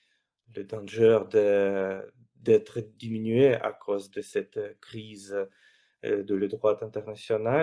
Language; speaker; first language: French; non-native, fluent; Russian